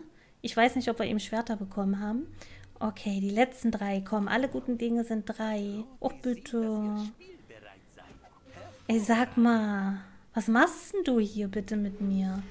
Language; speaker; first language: German; native; German